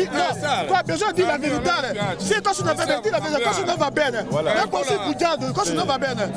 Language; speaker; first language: Italian; non-native, learner; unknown